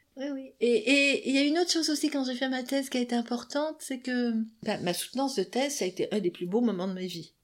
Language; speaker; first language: French; native; French